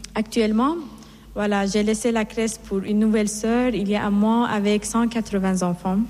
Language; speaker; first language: French; non-native, fluent; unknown